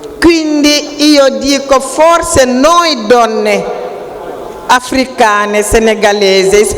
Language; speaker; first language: Italian; non-native, fluent; Wolof